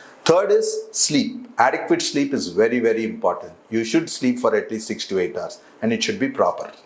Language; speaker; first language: English; non-native, local second language; Telugu